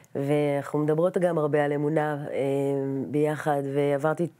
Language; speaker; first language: Hebrew; native; Hebrew